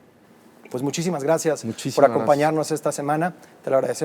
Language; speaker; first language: Spanish; native; Spanish